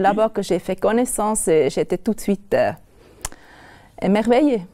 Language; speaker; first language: French; non-native, local second language; German